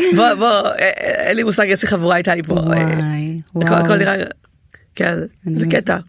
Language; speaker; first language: Hebrew; native; Hebrew